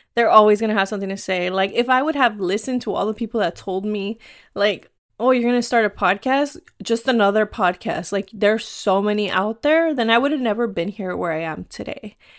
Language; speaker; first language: English; early bilingual, other home language; Spanish